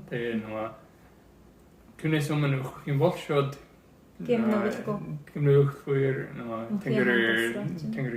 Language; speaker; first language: Mongolian; early bilingual, heritage; English